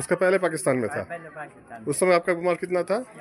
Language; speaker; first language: Hindi; non-native, local second language; Bangla